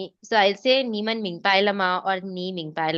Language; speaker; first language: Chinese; non-native, fluent; Hindi